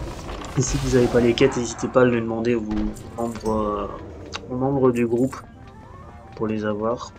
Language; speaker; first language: French; native; French